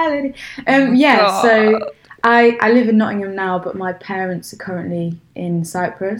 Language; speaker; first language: English; native; English